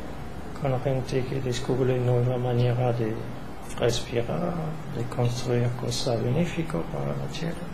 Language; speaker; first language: Spanish; non-native, learner; French